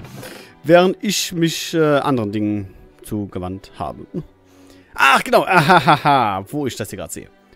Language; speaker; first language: German; native; German